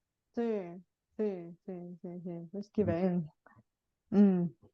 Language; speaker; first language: Portuguese; non-native, fluent; Bulgarian